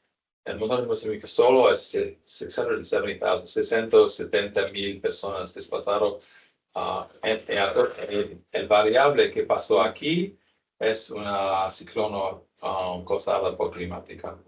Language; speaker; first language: Spanish; non-native, learner; English